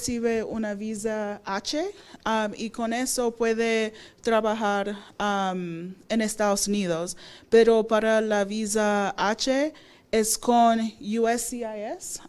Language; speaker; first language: Spanish; non-native, fluent; English